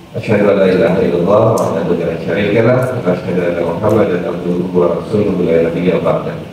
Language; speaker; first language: Indonesian; native; Indonesian